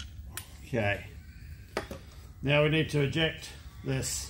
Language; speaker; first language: English; native; English